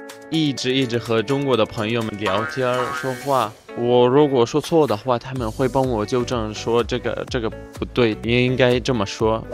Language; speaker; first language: Chinese; non-native, fluent; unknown